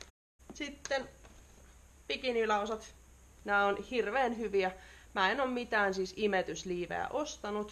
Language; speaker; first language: Finnish; native; Finnish